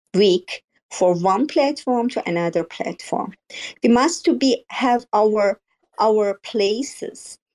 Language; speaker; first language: English; non-native, learner; Persian